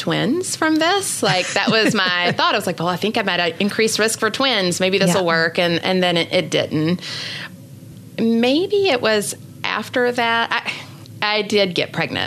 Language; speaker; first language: English; native; English